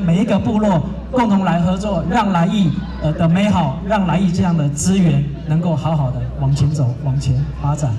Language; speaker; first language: Chinese; native; Chinese